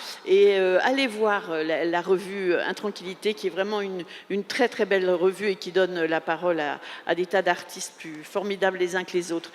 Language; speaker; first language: French; native; French